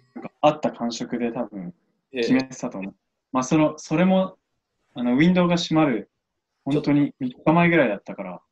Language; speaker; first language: Japanese; native; Japanese